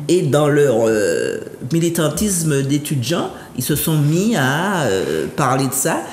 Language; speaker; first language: French; native; French